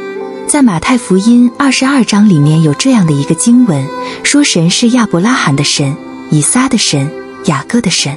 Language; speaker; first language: Chinese; native; Chinese